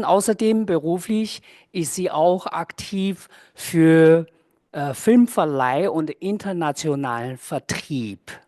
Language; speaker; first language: German; non-native, fluent; Chinese